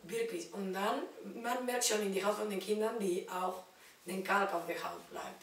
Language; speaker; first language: German; non-native, learner; Spanish